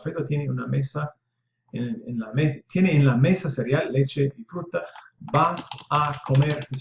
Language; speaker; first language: Spanish; non-native, learner; English